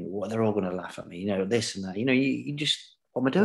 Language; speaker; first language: English; native; English